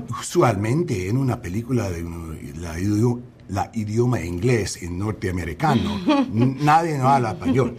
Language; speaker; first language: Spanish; non-native, fluent; English